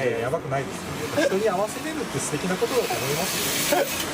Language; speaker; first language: Japanese; native; Japanese